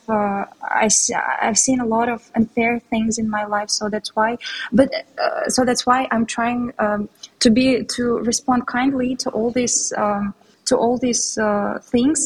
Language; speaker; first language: English; non-native, fluent; Tatar